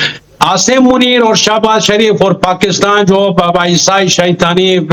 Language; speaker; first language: Hindi; non-native, learner; Pashto